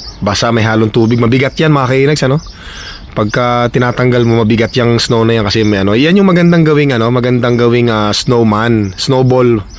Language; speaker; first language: Filipino; non-native, local second language; Iloko